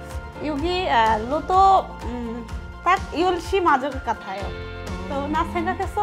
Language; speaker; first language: Korean; non-native, learner; Bangla